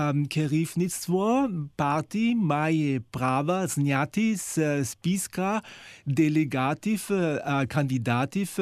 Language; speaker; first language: Ukrainian; non-native, fluent; German